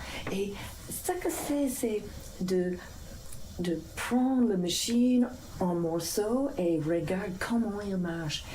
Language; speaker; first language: French; non-native, fluent; English